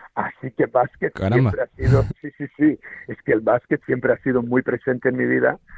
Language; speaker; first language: Spanish; non-native, fluent; Serbian